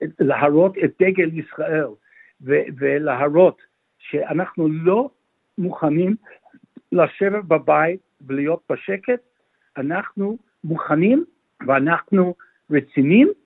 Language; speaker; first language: Hebrew; non-native, fluent; English